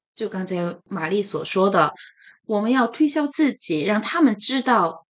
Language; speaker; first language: Chinese; non-native, fluent; Korean